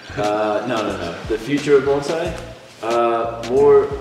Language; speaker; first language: English; native; English